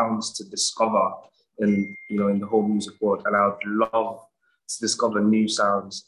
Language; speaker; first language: English; non-native, local second language; Igbo